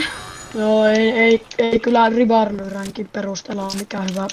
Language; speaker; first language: Finnish; native; Finnish